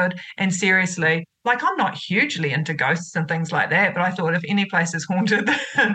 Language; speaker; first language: English; native; English